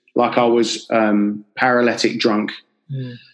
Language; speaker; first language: English; native; English